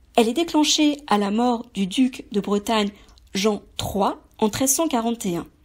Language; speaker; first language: French; native; French